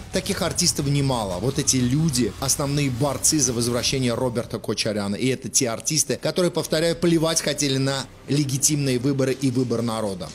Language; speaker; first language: Russian; non-native, local second language; Armenian